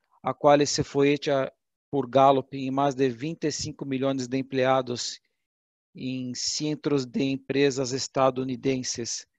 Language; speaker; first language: Portuguese; non-native, learner; Spanish